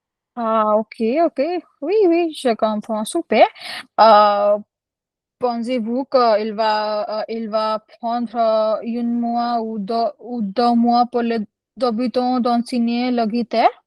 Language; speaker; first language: French; non-native, learner; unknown